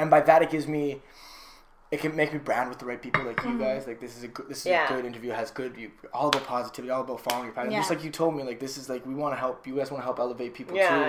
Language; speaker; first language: English; native; English